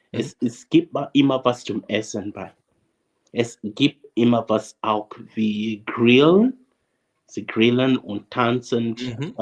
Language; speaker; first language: German; non-native, learner; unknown